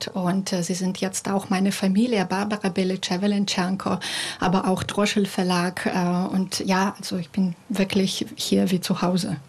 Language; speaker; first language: German; non-native, fluent; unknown